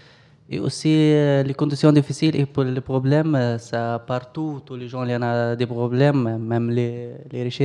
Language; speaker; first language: French; non-native, learner; Arabic